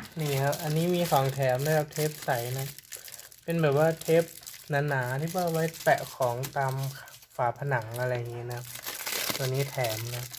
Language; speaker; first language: Thai; native; Thai